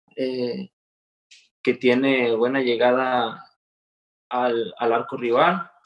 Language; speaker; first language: Spanish; native; Spanish